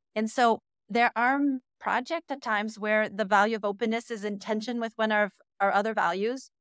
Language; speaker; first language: English; native; English